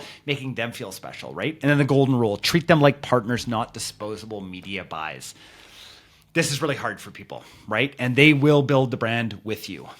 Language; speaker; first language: English; native; English